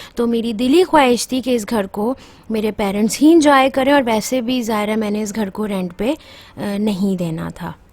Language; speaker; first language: Urdu; native; Urdu